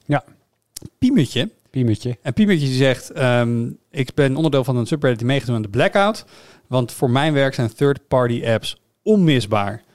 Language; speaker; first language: Dutch; native; Dutch